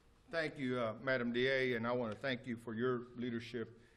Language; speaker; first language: English; early bilingual, other home language; Spanish